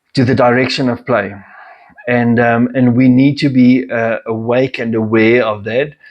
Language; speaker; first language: English; non-native, local second language; Afrikaans